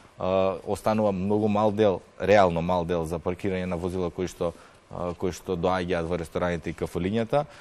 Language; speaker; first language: Macedonian; native; Macedonian